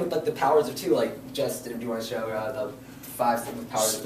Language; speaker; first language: English; native; English